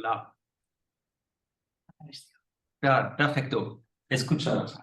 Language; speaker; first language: Spanish; non-native, fluent; French